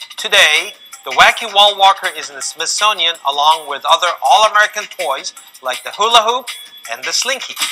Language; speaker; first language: English; early bilingual, other home language; Korean